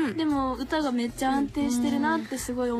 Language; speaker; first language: Japanese; native; Japanese